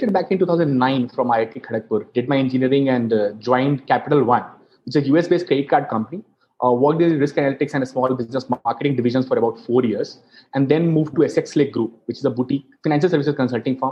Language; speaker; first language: English; non-native, local second language; Hindi